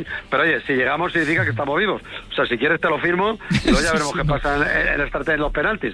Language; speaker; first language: Spanish; native; Spanish